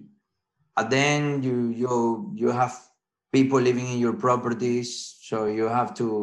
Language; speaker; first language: English; non-native, fluent; Spanish